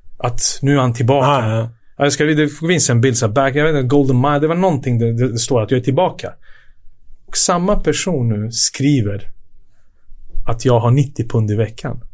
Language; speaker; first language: Swedish; early bilingual, other home language; Serbian